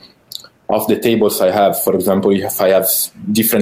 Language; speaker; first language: English; non-native, fluent; Italian